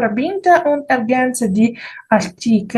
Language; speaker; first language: German; non-native, fluent; Ukrainian